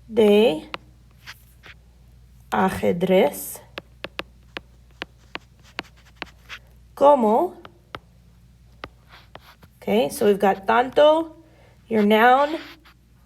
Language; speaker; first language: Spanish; non-native, fluent; English